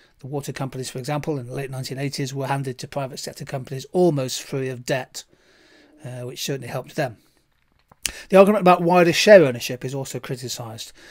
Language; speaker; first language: English; native; English